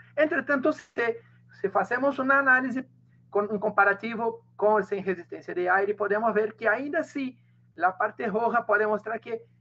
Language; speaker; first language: Spanish; non-native, learner; Portuguese